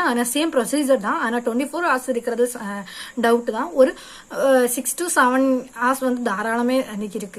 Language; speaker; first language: Tamil; native; Tamil